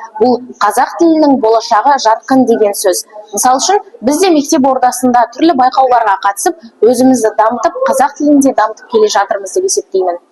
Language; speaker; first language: Kazakh; non-native, local second language; Uzbek